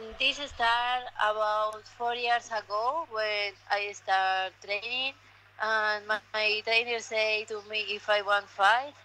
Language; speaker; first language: English; non-native, learner; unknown